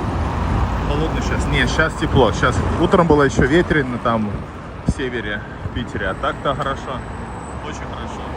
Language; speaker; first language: Russian; non-native, learner; Finnish